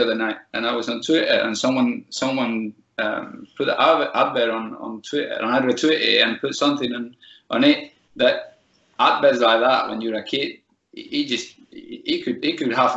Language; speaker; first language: English; non-native, fluent; Spanish